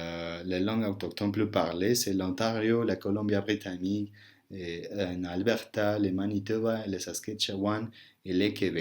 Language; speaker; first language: French; non-native, learner; Spanish